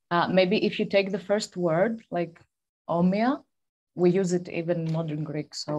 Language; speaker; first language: English; non-native, fluent; Greek